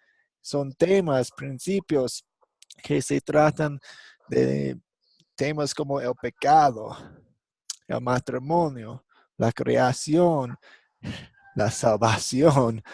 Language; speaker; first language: Spanish; non-native, fluent; English